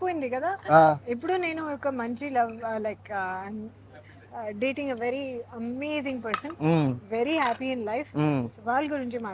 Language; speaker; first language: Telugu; non-native, learner; Hindi